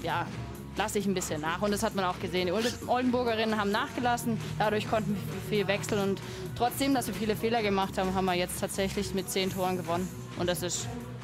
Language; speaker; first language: German; native; German